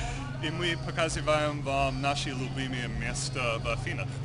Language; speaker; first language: Russian; non-native, learner; English